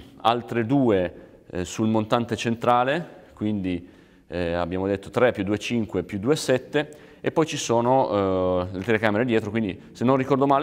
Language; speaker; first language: Italian; native; Italian